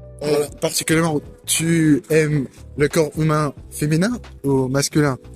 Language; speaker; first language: French; non-native, fluent; Russian